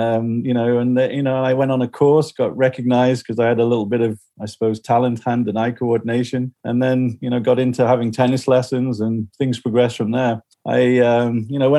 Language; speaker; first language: English; native; English